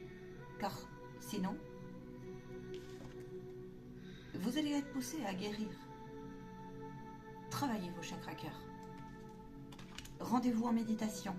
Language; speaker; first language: French; native; French